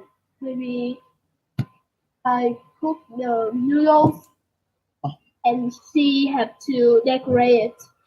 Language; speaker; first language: English; non-native, learner; Vietnamese